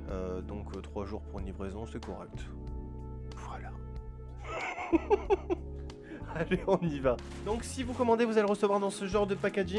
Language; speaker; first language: French; native; French